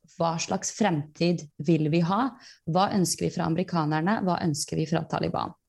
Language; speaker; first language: Norwegian; early bilingual, other home language; Persian